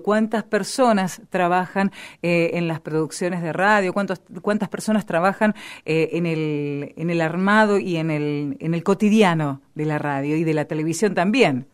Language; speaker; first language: Spanish; native; Spanish